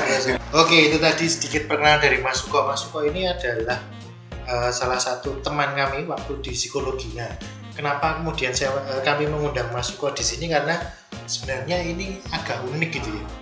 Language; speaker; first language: Indonesian; non-native, local second language; Javanese